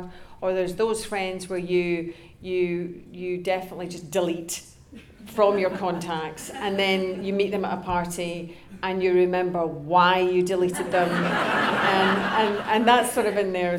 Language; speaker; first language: English; native; English